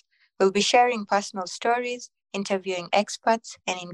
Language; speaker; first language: English; non-native, local second language; Swahili